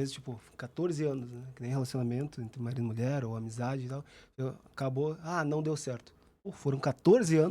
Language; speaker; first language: Portuguese; native; Portuguese